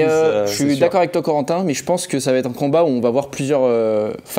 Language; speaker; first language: French; native; French